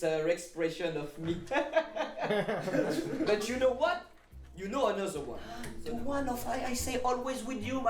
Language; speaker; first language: English; non-native, learner; French